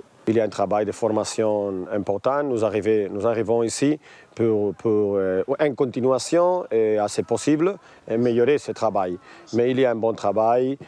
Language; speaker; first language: French; non-native, learner; Spanish